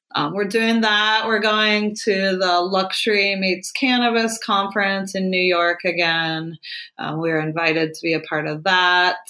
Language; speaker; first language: English; native; English